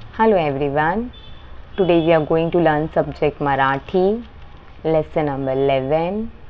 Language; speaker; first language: English; non-native, local second language; Marathi